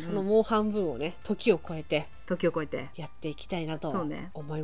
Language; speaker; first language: Japanese; native; Japanese